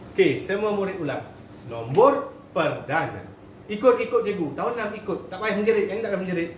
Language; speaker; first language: Malay; native; Malay